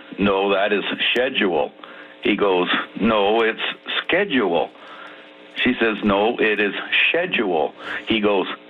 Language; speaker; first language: English; native; English